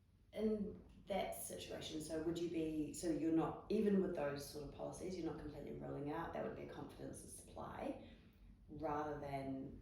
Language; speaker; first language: English; native; English